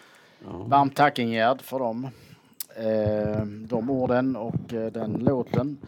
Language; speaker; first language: Swedish; native; Swedish